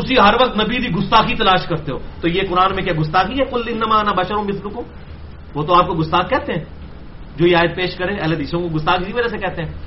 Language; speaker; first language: Urdu; non-native, local second language; Punjabi